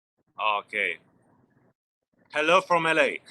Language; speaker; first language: English; non-native, learner; Romanian